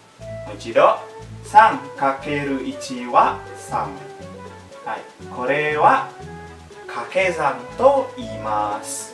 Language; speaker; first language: Japanese; non-native, learner; Indonesian